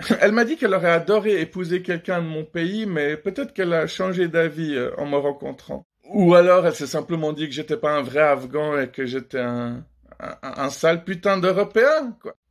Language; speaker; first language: French; early bilingual, other home language; Persian